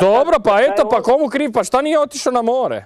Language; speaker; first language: Croatian; native; Croatian